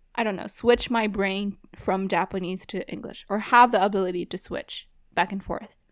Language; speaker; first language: English; early bilingual, other home language; Japanese